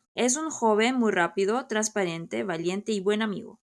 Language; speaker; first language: Spanish; non-native, fluent; Korean